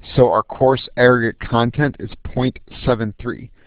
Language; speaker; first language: English; native; English